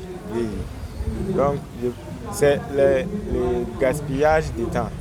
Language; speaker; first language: French; non-native, learner; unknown